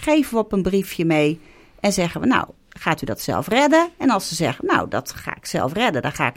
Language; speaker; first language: Dutch; native; Dutch